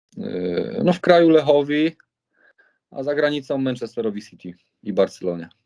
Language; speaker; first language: Polish; native; Polish